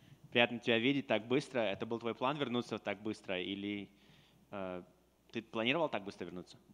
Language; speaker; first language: Russian; native; Russian